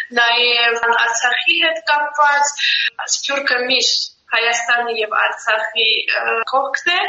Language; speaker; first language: Armenian; early bilingual, heritage; Armenian